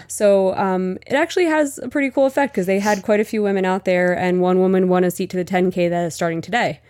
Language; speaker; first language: English; native; English